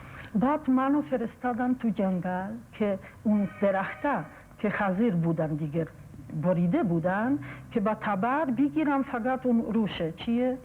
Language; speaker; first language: Persian; non-native, fluent; Polish